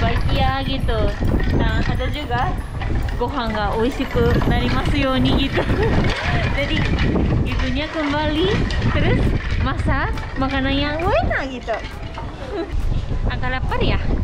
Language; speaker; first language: Indonesian; non-native, fluent; Japanese